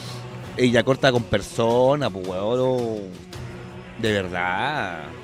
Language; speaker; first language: Spanish; native; Spanish